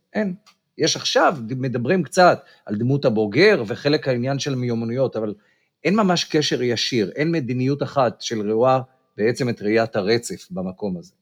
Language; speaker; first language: Hebrew; native; Hebrew